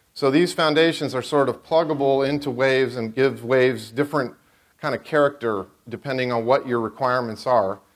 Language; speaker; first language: English; native; English